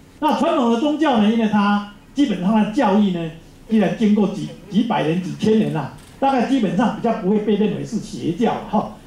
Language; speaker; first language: Chinese; native; Chinese